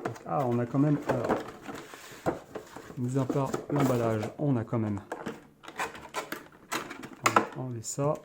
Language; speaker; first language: French; native; French